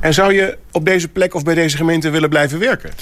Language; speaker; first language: Dutch; native; Dutch